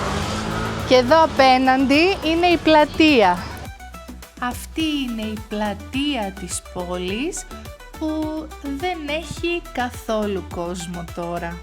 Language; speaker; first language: Greek; native; Greek